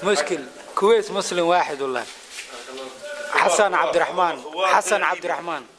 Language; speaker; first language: Arabic; non-native, learner; Somali